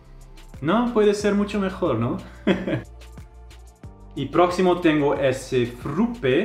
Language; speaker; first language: Spanish; non-native, fluent; German